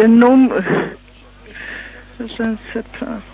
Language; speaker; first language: French; non-native, learner; Polish